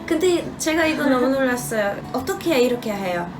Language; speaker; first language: Korean; non-native, learner; Polish